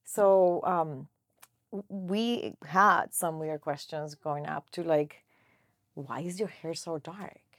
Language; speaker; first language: English; non-native, fluent; Spanish